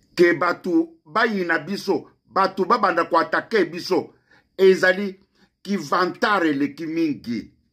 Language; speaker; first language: Lingala; non-native, local second language; Luba-Lulua